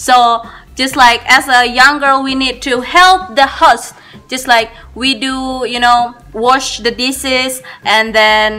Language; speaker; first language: English; non-native, learner; Indonesian